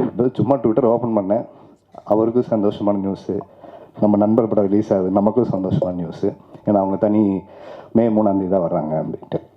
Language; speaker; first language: Tamil; native; Tamil